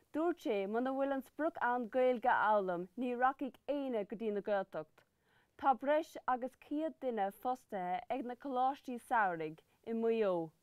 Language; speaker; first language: Irish; native; Irish